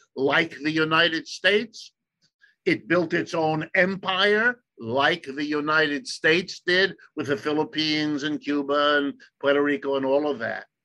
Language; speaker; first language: English; early bilingual, other home language; German